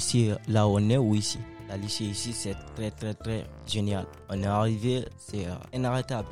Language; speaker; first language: French; non-native, local second language; Fula